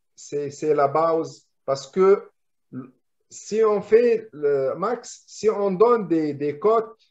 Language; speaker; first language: French; non-native, local second language; Arabic